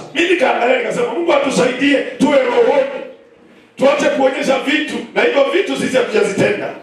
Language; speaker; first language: Swahili; non-native, local second language; Kamba